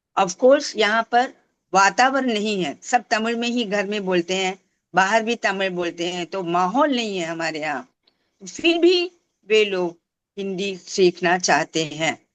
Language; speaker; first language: Hindi; non-native, local second language; Tamil